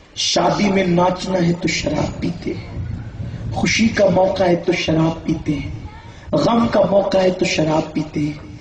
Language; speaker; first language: Urdu; native; Urdu